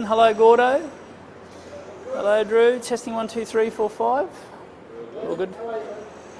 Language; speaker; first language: English; native; English